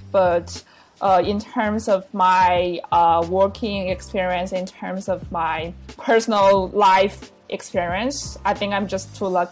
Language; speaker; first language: English; non-native, fluent; Chinese